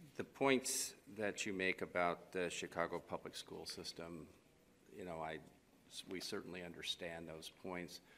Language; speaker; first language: English; native; English